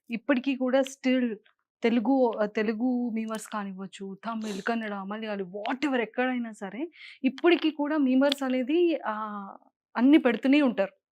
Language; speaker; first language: Telugu; native; Telugu